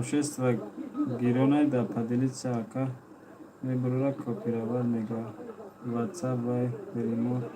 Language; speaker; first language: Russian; non-native, learner; Tajik